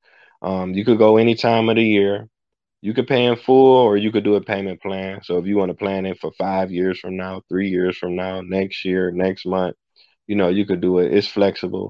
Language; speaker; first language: English; native; English